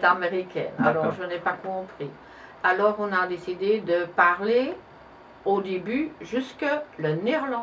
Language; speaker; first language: French; non-native, local second language; Dutch